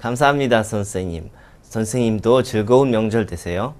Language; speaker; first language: Korean; non-native, learner; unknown